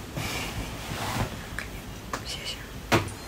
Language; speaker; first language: Chinese; non-native, learner; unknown